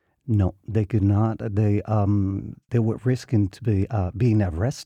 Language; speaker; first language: English; non-native, fluent; Spanish